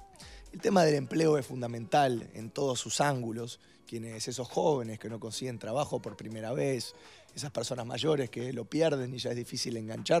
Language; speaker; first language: Spanish; native; Spanish